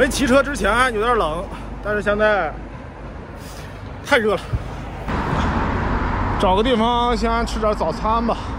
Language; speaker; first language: Chinese; native; Chinese